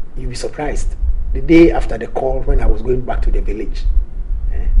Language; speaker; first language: English; non-native, local second language; Akan